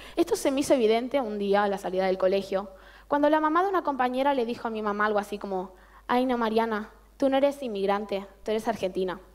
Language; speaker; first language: Spanish; native; Spanish